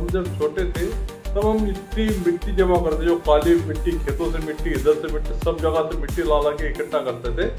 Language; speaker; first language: Hindi; non-native, local second language; Marathi